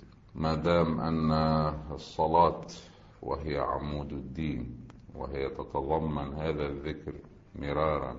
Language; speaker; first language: Arabic; native; Arabic